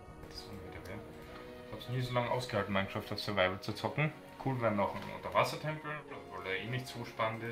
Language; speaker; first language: German; native; German